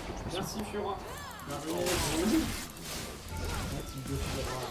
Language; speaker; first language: French; native; French